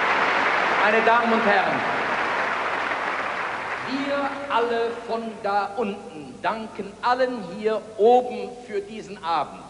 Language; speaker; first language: German; native; German